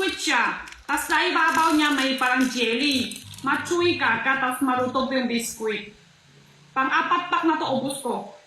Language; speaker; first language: Filipino; non-native, learner; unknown